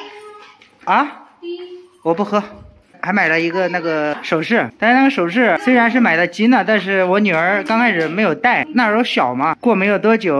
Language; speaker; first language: Chinese; native; Chinese